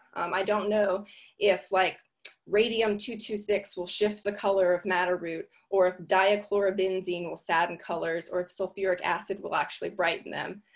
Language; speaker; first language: English; native; English